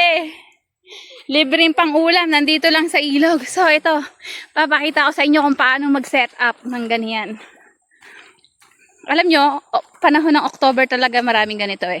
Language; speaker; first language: Filipino; native; Filipino